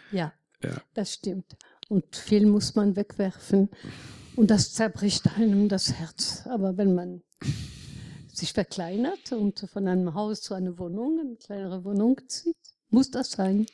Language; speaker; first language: German; non-native, fluent; French